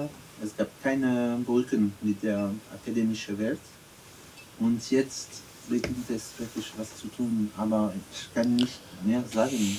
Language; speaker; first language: German; non-native, learner; French